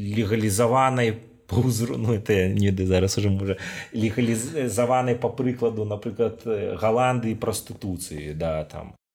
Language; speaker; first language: Belarusian; non-native, local second language; Russian